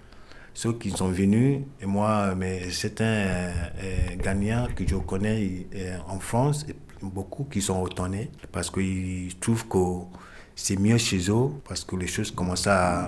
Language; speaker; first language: French; non-native, fluent; Ewe